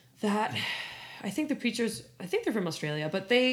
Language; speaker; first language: English; non-native, fluent; Spanish